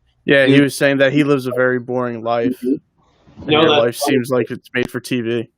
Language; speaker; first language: English; native; English